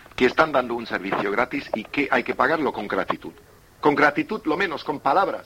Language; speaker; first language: Spanish; non-native, fluent; German